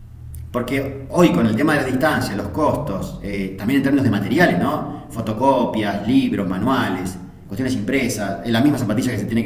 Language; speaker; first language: Spanish; native; Spanish